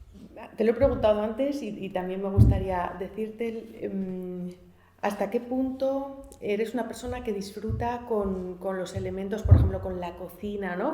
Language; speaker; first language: Spanish; native; Spanish